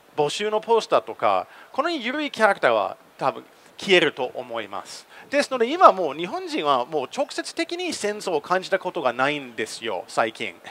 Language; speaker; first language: Japanese; non-native, fluent; English